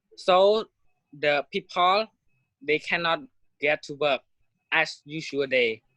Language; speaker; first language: English; non-native, learner; Khmer